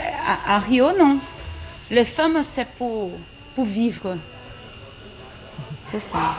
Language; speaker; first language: French; non-native, learner; Portuguese